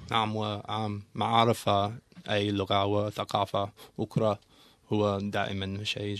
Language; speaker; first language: Arabic; non-native, learner; English